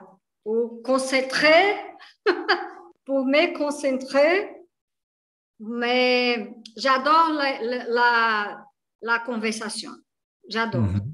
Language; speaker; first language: French; non-native, learner; Portuguese